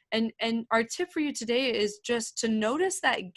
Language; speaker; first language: English; native; English